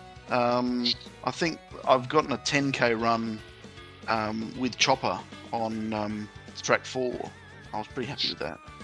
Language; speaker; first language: English; early bilingual, other home language; Italian